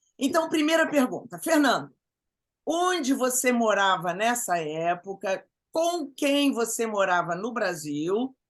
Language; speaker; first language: Portuguese; native; Portuguese